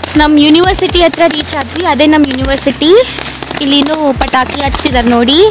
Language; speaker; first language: Kannada; native; Kannada